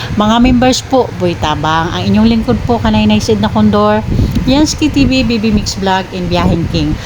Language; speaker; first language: Filipino; native; Filipino